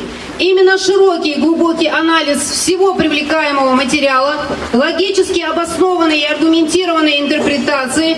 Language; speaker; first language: Russian; non-native, local second language; Ingush